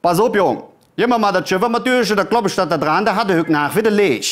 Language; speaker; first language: German; native; German